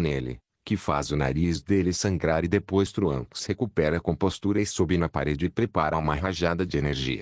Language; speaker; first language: Portuguese; native; Portuguese